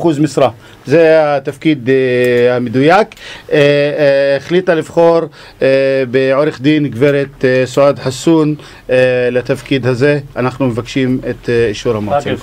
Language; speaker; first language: Hebrew; non-native, local second language; Arabic